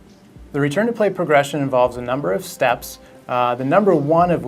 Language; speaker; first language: English; native; English